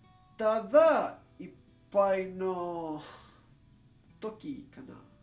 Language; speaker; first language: Japanese; non-native, learner; English